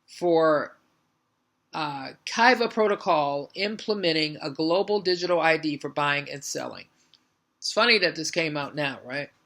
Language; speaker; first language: English; native; English